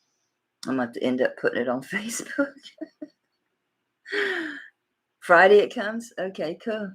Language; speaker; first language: English; native; English